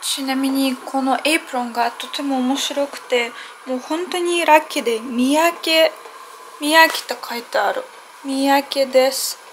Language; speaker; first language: Japanese; non-native, fluent; Russian